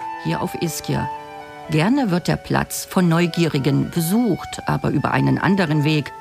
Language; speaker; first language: German; native; German